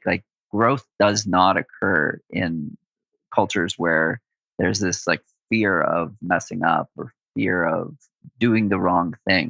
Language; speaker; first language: English; native; English